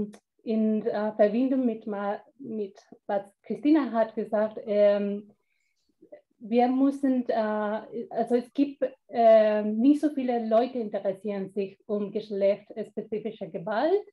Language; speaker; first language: German; non-native, fluent; Spanish